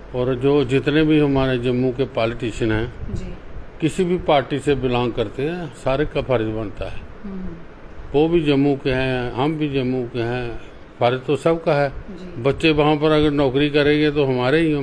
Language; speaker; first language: Hindi; native; Hindi